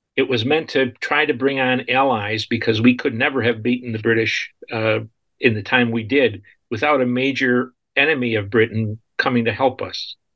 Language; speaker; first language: English; native; English